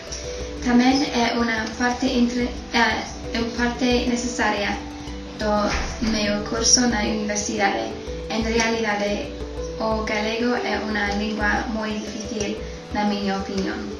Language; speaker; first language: Galician; non-native, learner; English